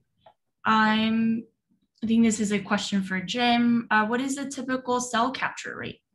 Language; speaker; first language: English; native; English